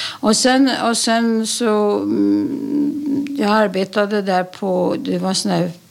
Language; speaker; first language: Swedish; early bilingual, other home language; Polish